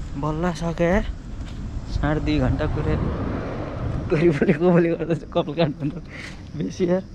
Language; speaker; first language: Japanese; non-native, learner; Nepali